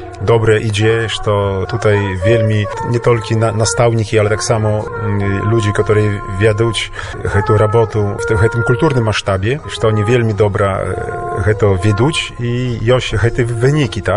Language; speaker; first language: Polish; non-native, learner; Belarusian